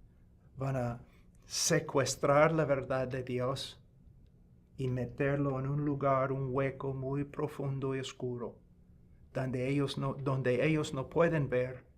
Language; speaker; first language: Spanish; non-native, fluent; English